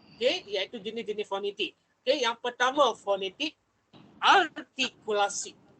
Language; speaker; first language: Malay; native; Malay